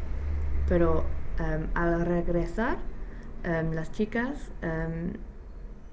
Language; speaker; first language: Spanish; non-native, learner; English